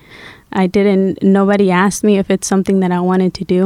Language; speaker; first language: English; non-native, fluent; Spanish